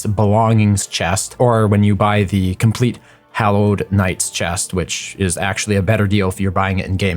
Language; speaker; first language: English; native; English